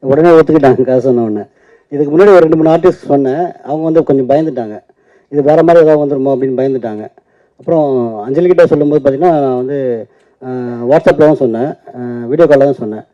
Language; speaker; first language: Tamil; native; Tamil